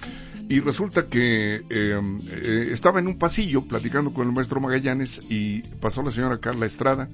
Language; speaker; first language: Spanish; native; Spanish